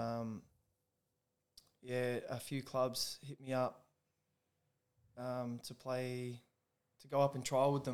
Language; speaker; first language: English; native; English